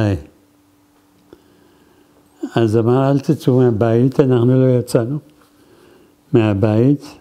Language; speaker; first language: Hebrew; non-native, fluent; Arabic